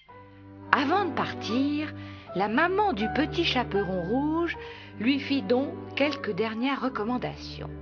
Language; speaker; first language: French; native; French